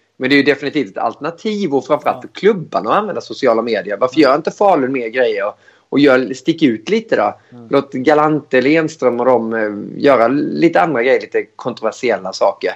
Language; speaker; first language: Swedish; native; Swedish